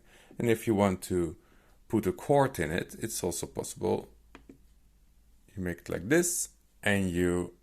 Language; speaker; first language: English; non-native, fluent; Dutch